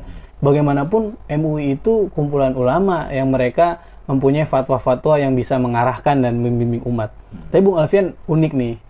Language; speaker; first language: Indonesian; native; Indonesian